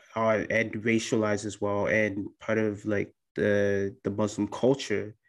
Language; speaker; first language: English; early bilingual, other home language; Akan